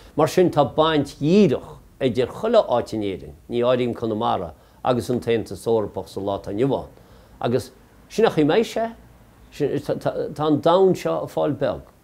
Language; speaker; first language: Irish; native; Irish